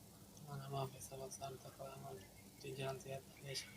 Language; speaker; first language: Arabic; non-native, learner; Oromo